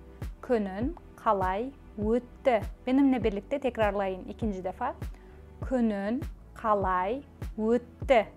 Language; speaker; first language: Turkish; non-native, fluent; Kazakh